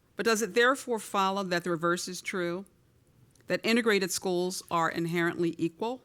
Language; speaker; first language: English; native; English